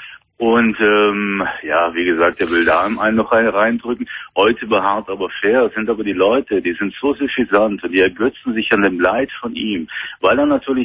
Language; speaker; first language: German; native; German